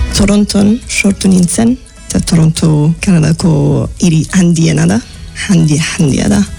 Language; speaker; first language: Basque; non-native, learner; English